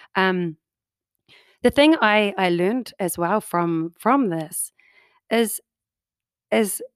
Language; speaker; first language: English; native; English